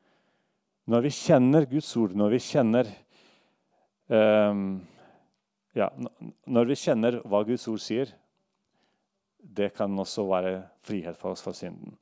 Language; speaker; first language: Norwegian; non-native, fluent; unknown